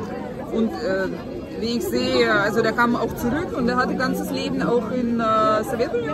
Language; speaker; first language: German; non-native, fluent; Russian